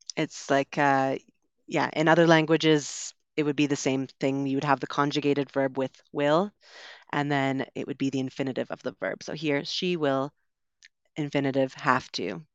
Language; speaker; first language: English; native; English